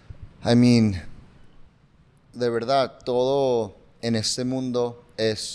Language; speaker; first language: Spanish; early bilingual, heritage; English